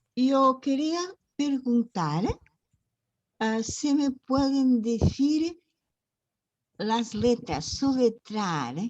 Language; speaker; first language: Spanish; non-native, learner; Portuguese